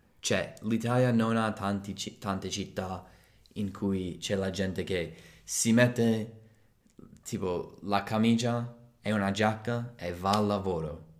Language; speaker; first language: Italian; non-native, fluent; English